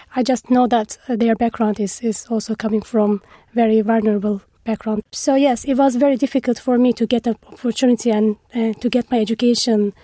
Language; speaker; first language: English; non-native, fluent; Turkish